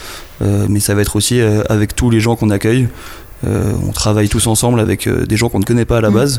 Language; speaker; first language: French; native; French